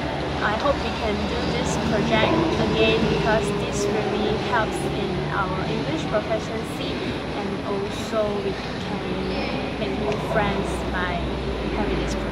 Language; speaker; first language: English; non-native, local second language; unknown